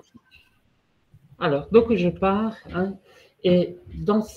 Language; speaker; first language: French; non-native, fluent; Italian